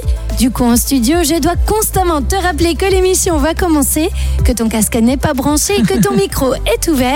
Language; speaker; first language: French; native; French